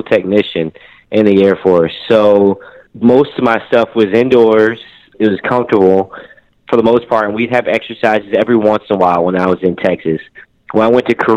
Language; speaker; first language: English; native; English